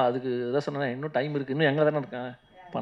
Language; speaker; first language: Tamil; native; Tamil